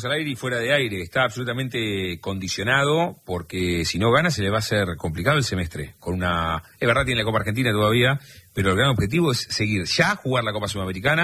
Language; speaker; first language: Spanish; native; Spanish